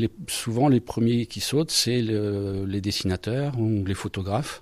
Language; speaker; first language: French; native; French